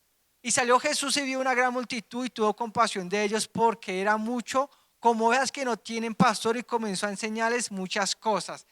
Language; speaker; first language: Spanish; native; Spanish